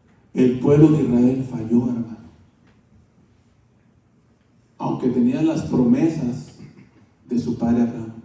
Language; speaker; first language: Spanish; native; Spanish